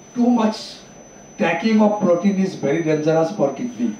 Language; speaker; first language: English; non-native, local second language; Assamese